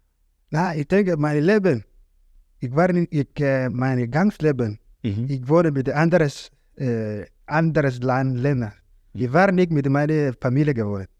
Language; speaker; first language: German; non-native, learner; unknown